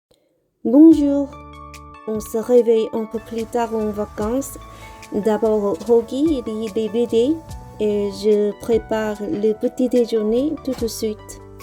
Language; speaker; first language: French; non-native, learner; Korean